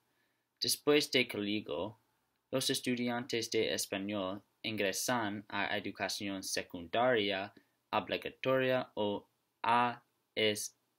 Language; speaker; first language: Spanish; non-native, learner; English